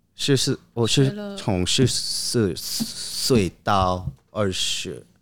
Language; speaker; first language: Chinese; non-native, learner; Korean